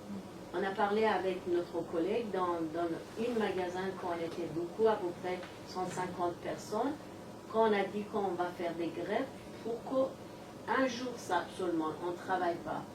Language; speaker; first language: French; non-native, learner; Persian